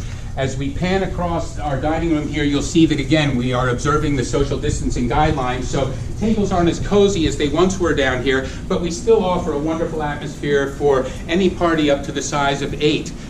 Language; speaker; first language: English; native; English